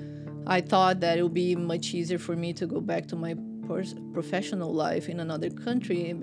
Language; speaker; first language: English; non-native, fluent; Portuguese